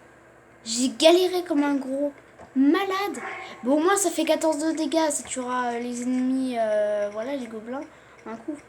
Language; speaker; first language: French; native; French